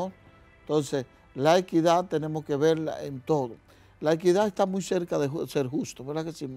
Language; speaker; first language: Spanish; native; Spanish